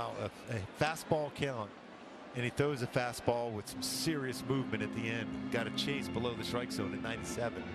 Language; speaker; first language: English; native; English